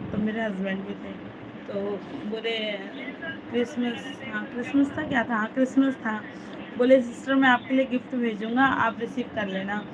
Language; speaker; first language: Hindi; native; Hindi